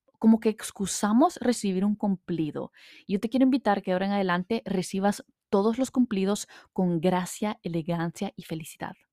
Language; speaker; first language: Spanish; early bilingual, heritage; Spanish